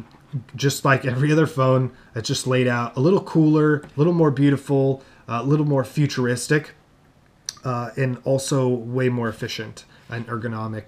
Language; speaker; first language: English; native; English